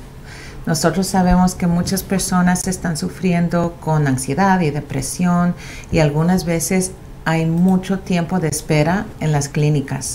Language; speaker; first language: Spanish; early bilingual, heritage; Spanish